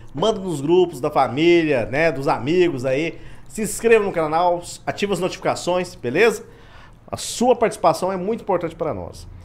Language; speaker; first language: Portuguese; native; Portuguese